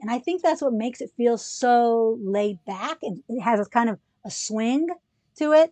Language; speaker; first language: English; early bilingual, other home language; Spanish